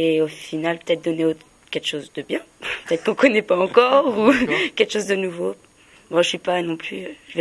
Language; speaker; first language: French; native; French